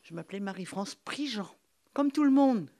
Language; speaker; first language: French; native; French